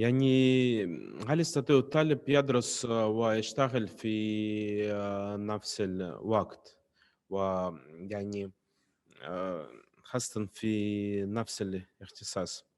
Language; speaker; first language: Arabic; non-native, fluent; Russian